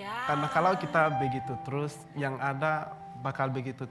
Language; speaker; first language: Indonesian; non-native, fluent; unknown